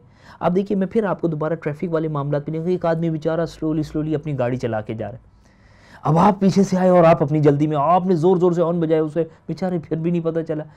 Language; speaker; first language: Urdu; native; Urdu